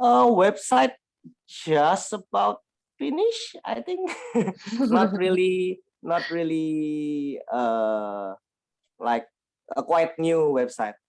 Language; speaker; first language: English; non-native, learner; Indonesian